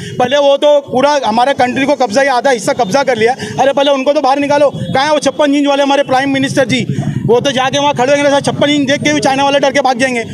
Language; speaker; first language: Hindi; native; Hindi